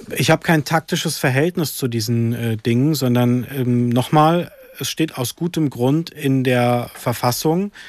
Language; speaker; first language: German; early bilingual, other home language; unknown